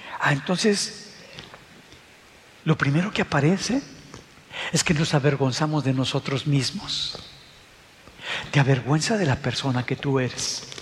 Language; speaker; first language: Spanish; native; Spanish